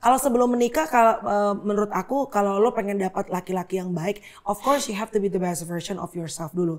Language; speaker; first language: Indonesian; native; Indonesian